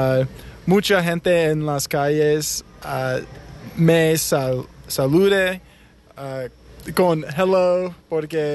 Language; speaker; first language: Spanish; non-native, learner; English